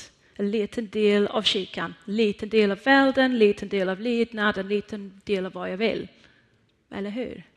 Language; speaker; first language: Swedish; non-native, fluent; Persian